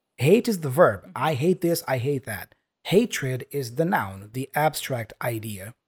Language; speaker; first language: English; non-native, fluent; Portuguese